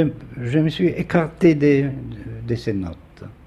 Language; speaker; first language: French; non-native, fluent; Polish